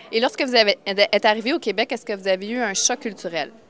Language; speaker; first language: French; native; French